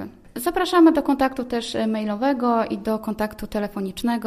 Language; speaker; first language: Polish; native; Polish